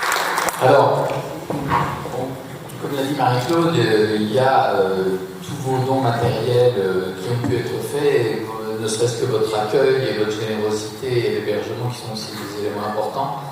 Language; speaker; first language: French; native; French